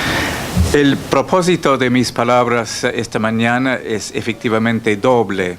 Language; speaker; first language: Spanish; non-native, fluent; English